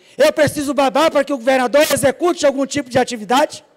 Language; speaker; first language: Portuguese; native; Portuguese